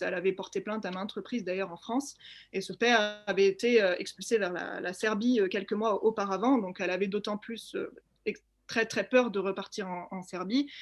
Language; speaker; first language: French; native; French